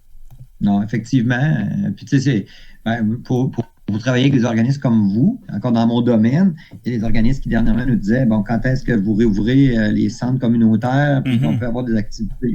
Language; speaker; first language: French; native; French